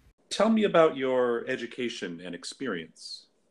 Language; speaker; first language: English; native; English